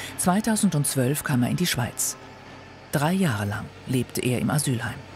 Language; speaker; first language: German; native; German